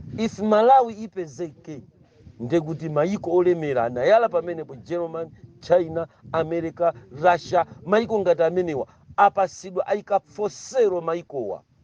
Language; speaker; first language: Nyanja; non-native, local second language; Tumbuka